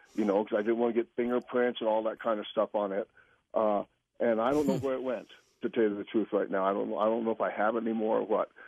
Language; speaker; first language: English; native; English